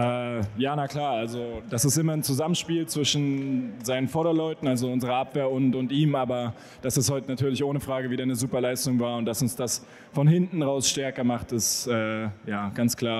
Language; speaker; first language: German; native; German